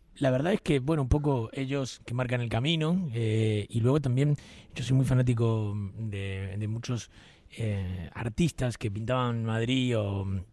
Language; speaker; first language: Spanish; native; Spanish